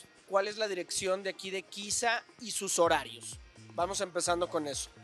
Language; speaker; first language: Spanish; native; Spanish